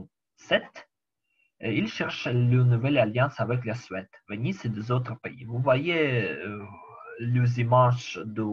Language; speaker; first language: French; non-native, learner; Ukrainian